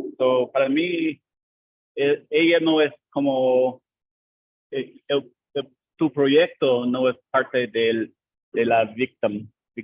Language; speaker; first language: Spanish; non-native, learner; English